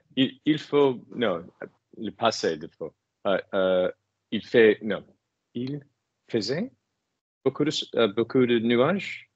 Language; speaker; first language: French; non-native, fluent; English